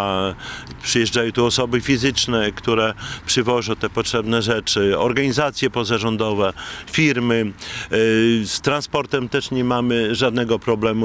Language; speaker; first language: Polish; native; Polish